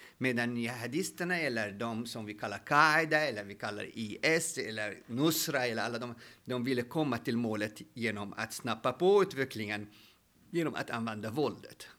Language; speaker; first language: Swedish; non-native, fluent; Arabic